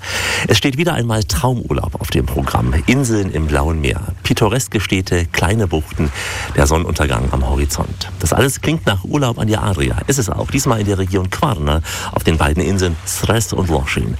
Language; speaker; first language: German; native; German